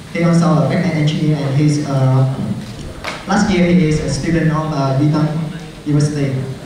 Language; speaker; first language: English; non-native, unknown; Vietnamese